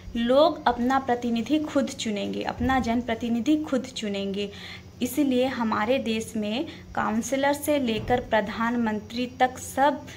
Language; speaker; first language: Hindi; native; Hindi